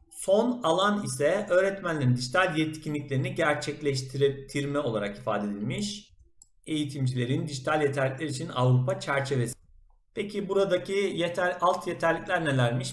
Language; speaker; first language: Turkish; native; Turkish